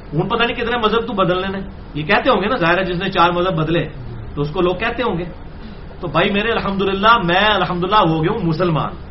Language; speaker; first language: Urdu; non-native, local second language; Punjabi